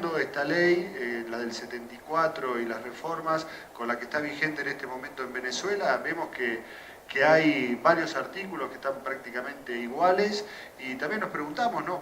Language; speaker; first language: Spanish; native; Spanish